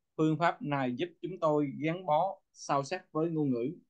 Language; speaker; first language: Vietnamese; native; Vietnamese